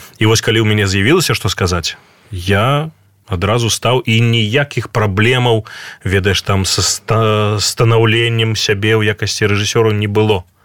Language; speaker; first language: Belarusian; native; Belarusian